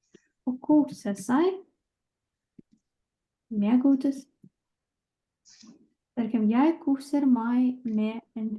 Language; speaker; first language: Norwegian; non-native, fluent; Lithuanian